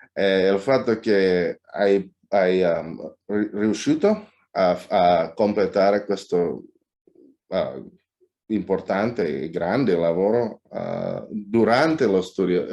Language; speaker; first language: Italian; non-native, fluent; Indonesian